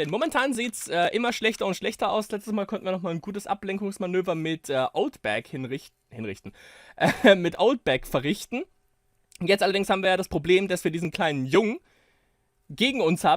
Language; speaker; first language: German; native; German